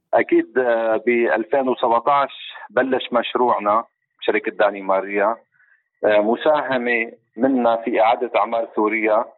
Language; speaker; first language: Arabic; native; Arabic